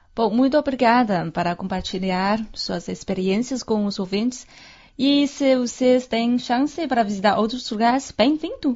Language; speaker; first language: Portuguese; non-native, fluent; Chinese